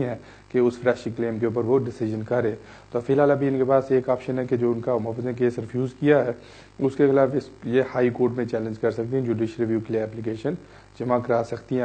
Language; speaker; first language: Urdu; native; Urdu